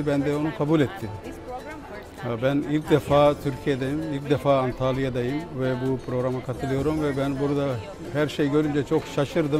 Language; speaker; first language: Turkish; non-native, fluent; Macedonian